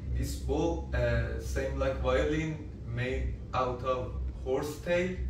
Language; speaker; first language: English; non-native, fluent; Persian